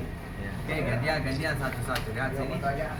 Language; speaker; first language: Indonesian; non-native, learner; Arabic